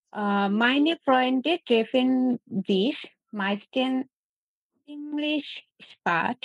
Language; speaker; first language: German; non-native, learner; Bangla